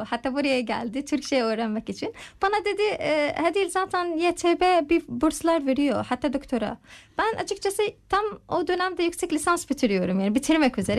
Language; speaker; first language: Turkish; non-native, learner; Arabic